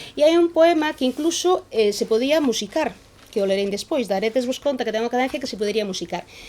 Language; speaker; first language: Galician; native; Galician